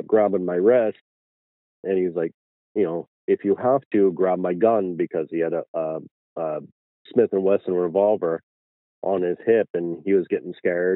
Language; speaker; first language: English; native; English